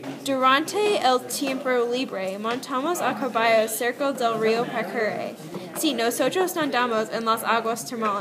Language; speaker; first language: Spanish; non-native, learner; English